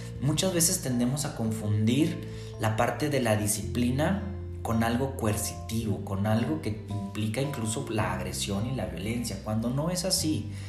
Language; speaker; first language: Spanish; native; Spanish